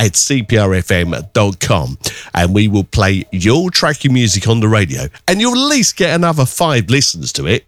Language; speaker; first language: English; native; English